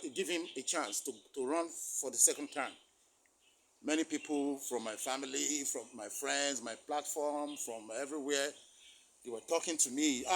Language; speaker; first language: English; non-native, local second language; Yoruba